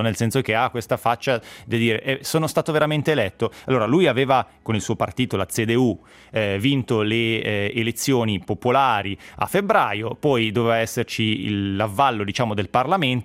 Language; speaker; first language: Italian; native; Italian